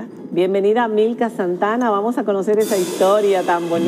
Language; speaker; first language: Spanish; native; Spanish